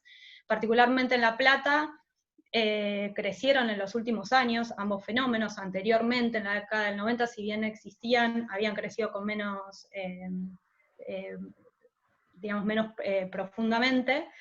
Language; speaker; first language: Spanish; native; Spanish